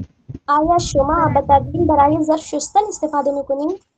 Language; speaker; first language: Persian; non-native, learner; Urdu